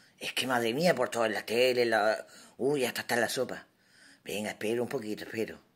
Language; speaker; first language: Spanish; native; Spanish